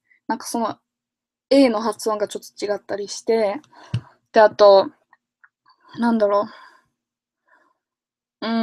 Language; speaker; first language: Japanese; non-native, fluent; English